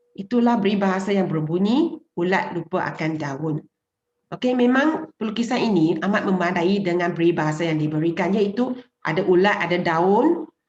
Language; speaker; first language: Malay; non-native, local second language; Chinese